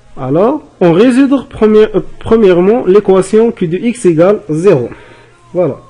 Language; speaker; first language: French; non-native, local second language; Arabic